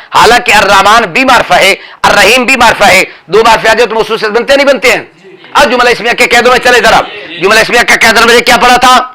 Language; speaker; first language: Urdu; non-native, local second language; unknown